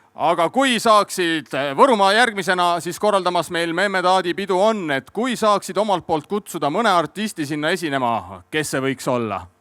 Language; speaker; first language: Estonian; native; Estonian